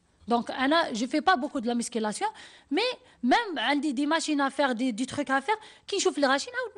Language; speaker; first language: French; non-native, learner; Arabic